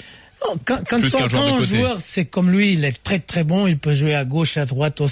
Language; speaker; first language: French; non-native, fluent; Portuguese